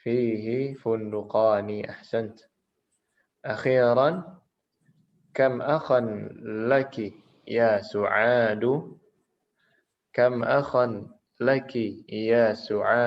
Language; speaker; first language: Arabic; non-native, fluent; Indonesian